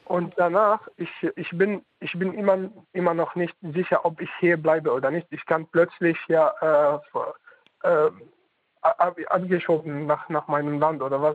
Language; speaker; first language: German; non-native, learner; Arabic